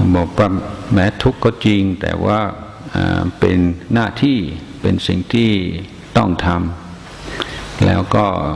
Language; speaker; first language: Thai; non-native, fluent; English